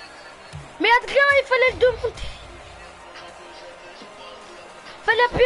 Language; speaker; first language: French; native; French